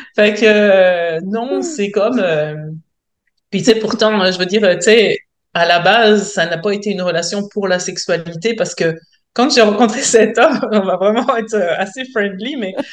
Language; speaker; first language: French; native; French